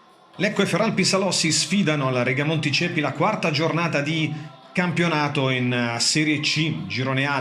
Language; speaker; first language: Italian; native; Italian